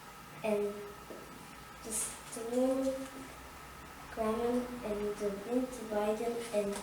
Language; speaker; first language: Dutch; non-native, learner; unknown